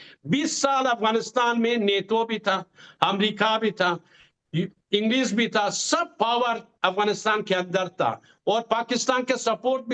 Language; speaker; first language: Hindi; non-native, learner; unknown